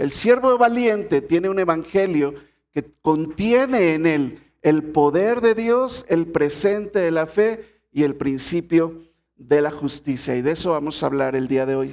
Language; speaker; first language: Spanish; native; Spanish